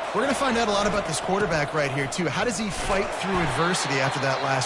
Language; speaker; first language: English; native; English